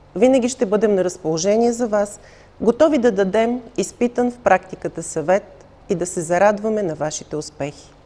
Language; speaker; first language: Bulgarian; native; Bulgarian